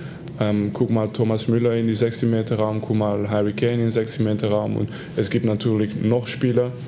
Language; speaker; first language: German; non-native, fluent; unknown